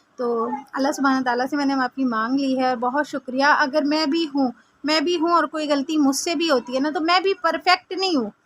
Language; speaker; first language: Hindi; native; Hindi